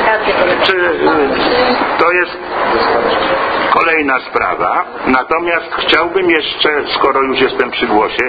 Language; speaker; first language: Polish; native; Polish